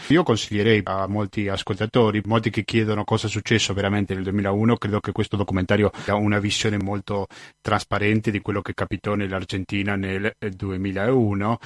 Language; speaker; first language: Italian; non-native, fluent; Spanish